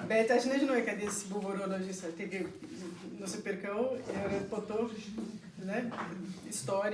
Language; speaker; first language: Lithuanian; non-native, learner; Portuguese